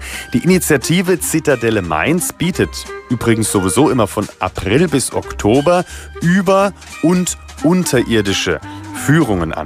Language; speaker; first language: German; native; German